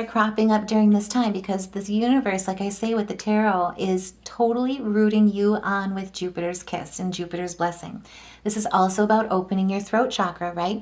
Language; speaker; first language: English; native; English